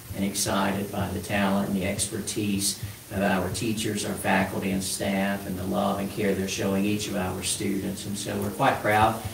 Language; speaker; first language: English; native; English